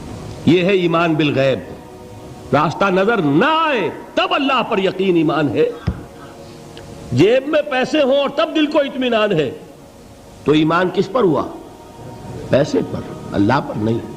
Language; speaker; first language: Urdu; native; Urdu